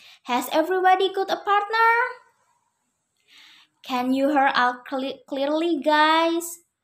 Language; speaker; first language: English; non-native, learner; Indonesian